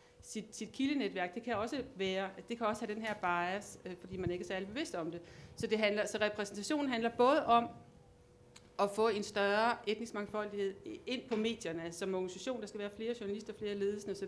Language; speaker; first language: Danish; native; Danish